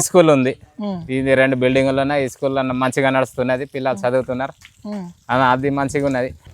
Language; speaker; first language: Telugu; non-native, local second language; Gondi